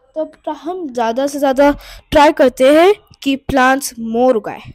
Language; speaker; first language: Hindi; non-native, local second language; Urdu